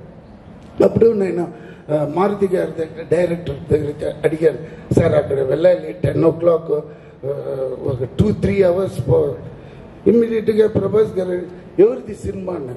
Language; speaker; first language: Telugu; non-native, learner; Tamil